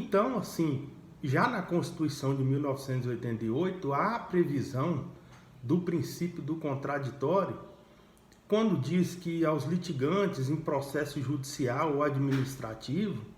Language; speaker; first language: Portuguese; native; Portuguese